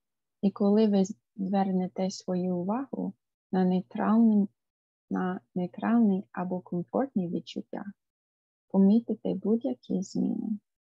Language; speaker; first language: Ukrainian; non-native, fluent; English